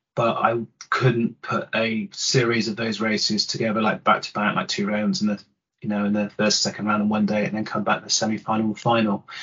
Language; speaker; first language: English; native; English